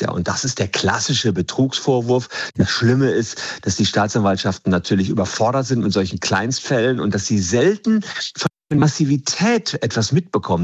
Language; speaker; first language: German; native; German